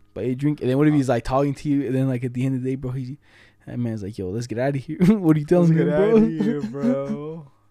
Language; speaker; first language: English; non-native, fluent; Spanish